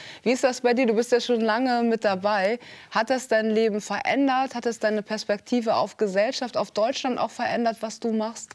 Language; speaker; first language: German; native; German